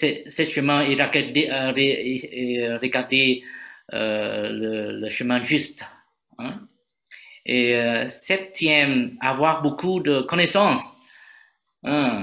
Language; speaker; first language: French; non-native, learner; Vietnamese